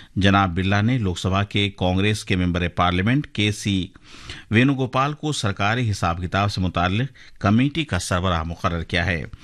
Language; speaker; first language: Urdu; native; Urdu